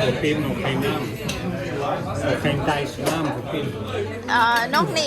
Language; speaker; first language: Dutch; non-native, learner; Thai